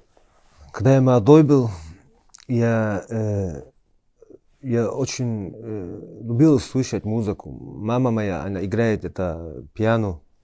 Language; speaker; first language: Russian; early bilingual, heritage; Chechen